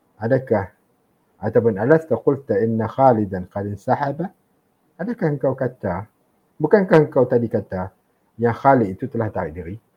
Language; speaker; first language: Arabic; non-native, fluent; Malay